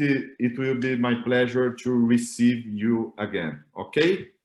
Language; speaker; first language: English; non-native, learner; Portuguese